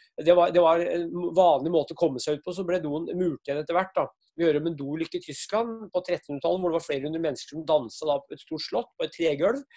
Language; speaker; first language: Norwegian; native; Norwegian